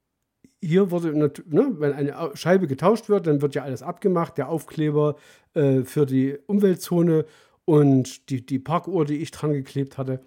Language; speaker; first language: German; native; German